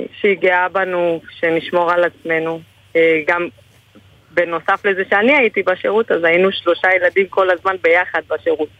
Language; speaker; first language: Hebrew; early bilingual, other home language; Spanish